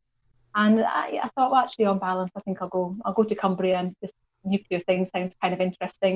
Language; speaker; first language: English; native; English